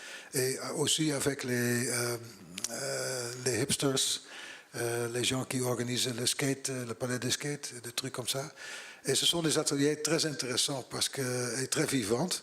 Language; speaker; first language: French; non-native, learner; Dutch